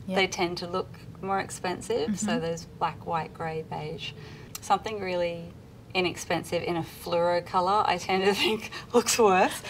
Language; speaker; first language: English; native; English